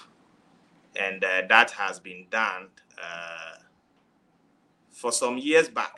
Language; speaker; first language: English; non-native, local second language; Ewe